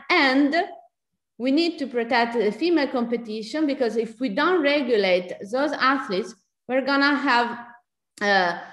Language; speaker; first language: English; non-native, fluent; Italian